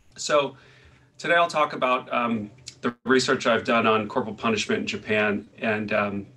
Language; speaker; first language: English; native; English